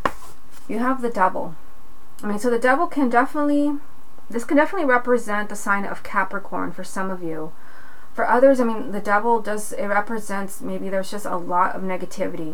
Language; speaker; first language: English; native; English